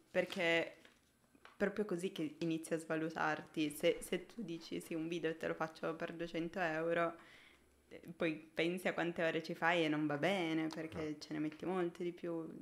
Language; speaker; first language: Italian; native; Italian